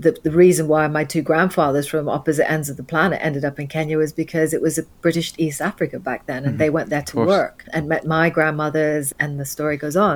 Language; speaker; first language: English; native; English